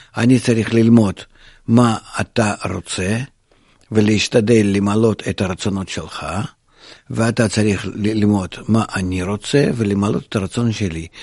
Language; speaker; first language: Hebrew; non-native, fluent; Russian